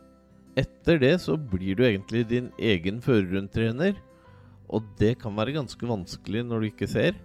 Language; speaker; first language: Norwegian; native; Norwegian